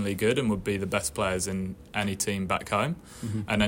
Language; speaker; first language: English; native; English